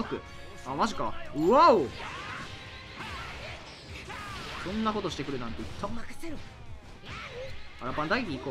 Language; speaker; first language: Japanese; native; Japanese